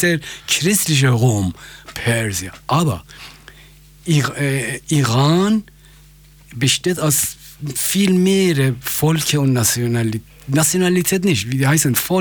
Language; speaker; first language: German; non-native, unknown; Persian